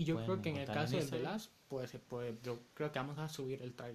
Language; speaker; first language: Spanish; native; Spanish